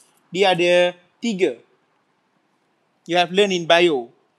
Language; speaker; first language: English; non-native, local second language; Malay